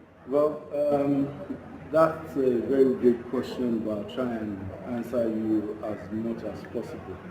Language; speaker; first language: English; non-native, local second language; Yoruba